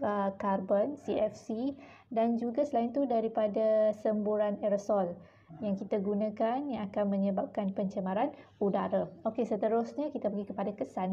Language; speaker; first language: Malay; native; Malay